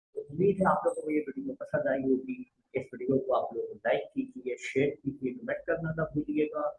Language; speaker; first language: Urdu; non-native, local second language; Punjabi